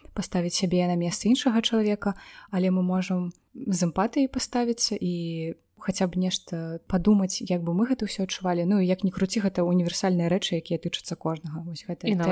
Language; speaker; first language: Belarusian; non-native, local second language; Russian